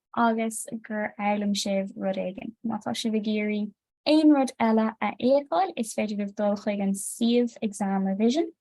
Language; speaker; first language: Irish; non-native, local second language; English